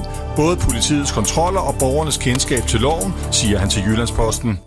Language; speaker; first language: Danish; native; Danish